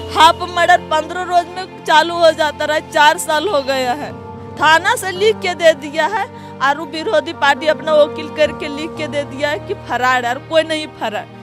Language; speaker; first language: Hindi; native; Hindi